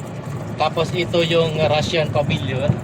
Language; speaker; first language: Filipino; native; Filipino